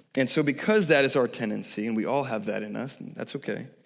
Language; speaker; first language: English; native; English